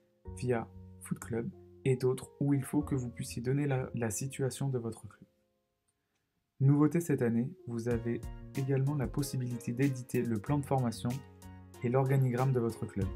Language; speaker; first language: French; native; French